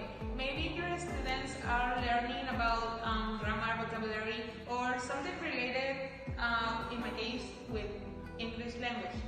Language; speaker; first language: English; non-native, fluent; Spanish